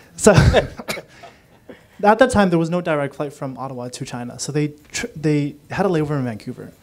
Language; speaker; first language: English; native; English